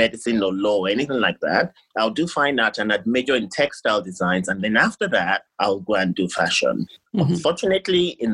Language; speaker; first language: English; non-native, local second language; Yoruba